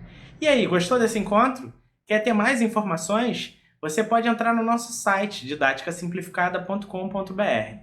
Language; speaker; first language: Portuguese; native; Portuguese